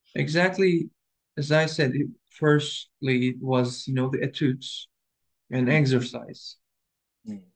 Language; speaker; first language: English; non-native, learner; Turkish